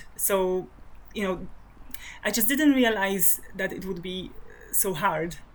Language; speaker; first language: English; non-native, fluent; Polish